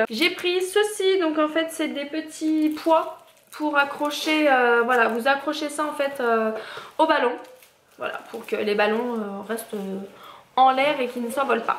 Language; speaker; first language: French; native; French